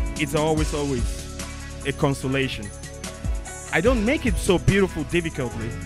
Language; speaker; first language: English; non-native, local second language; Yoruba